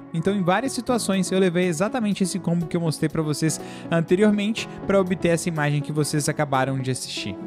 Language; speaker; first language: Portuguese; native; Portuguese